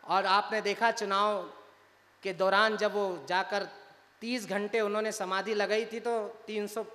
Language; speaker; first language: Hindi; native; Hindi